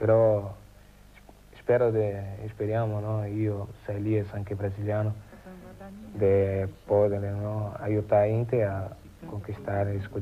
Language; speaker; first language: Italian; non-native, learner; Portuguese